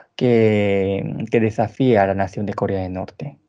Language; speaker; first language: Spanish; native; Spanish